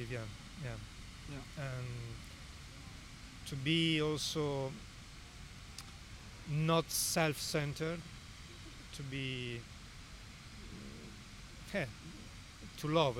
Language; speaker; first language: English; non-native, learner; Italian